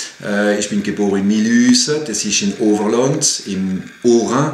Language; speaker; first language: German; non-native, fluent; French